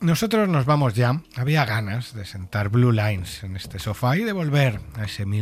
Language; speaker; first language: Spanish; native; Spanish